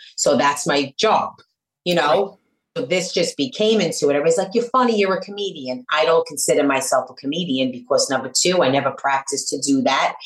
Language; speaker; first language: English; native; English